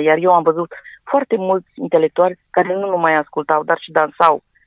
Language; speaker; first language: Romanian; non-native, local second language; Romany